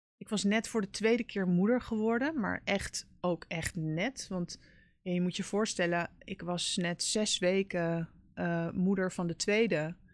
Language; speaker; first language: Dutch; native; Dutch